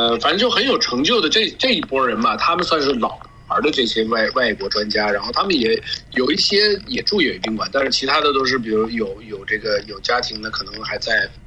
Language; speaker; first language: Chinese; early bilingual, other home language; English